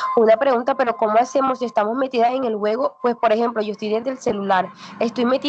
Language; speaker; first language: Spanish; native; Spanish